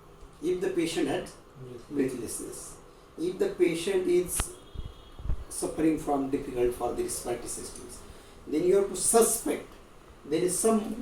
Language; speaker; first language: English; non-native, local second language; Marathi